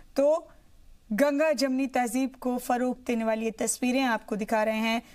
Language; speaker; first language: Hindi; native; Hindi